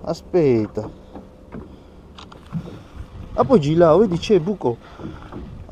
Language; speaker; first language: Italian; non-native, learner; Georgian